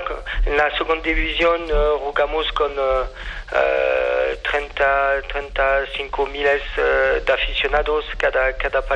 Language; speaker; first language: Spanish; non-native, fluent; French